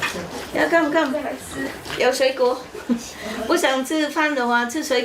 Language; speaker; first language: Chinese; non-native, fluent; Vietnamese